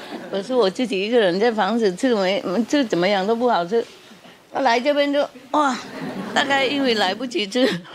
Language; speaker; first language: Chinese; non-native, fluent; Vietnamese